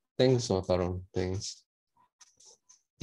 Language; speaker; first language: English; non-native, local second language; Malay